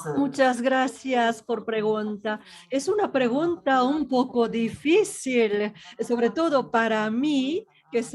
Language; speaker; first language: Spanish; non-native, fluent; Japanese